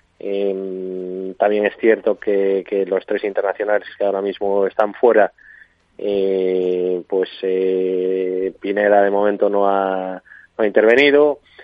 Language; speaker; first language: Spanish; native; Spanish